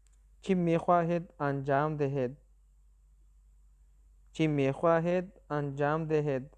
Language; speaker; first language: Persian; non-native, local second language; Pashto